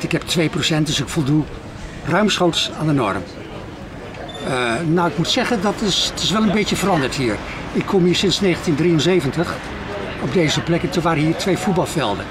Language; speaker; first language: Dutch; native; Dutch